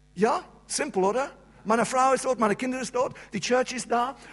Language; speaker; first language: German; non-native, fluent; English